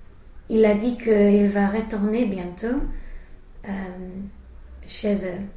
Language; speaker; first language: French; non-native, fluent; English